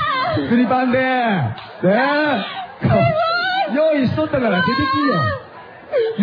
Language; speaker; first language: Japanese; native; Japanese